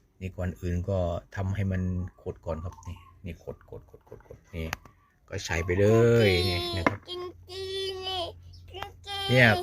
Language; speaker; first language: Thai; native; Thai